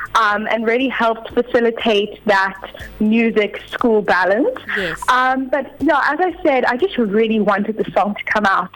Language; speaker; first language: English; native; English